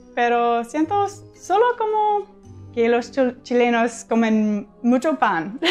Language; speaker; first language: Spanish; non-native, learner; English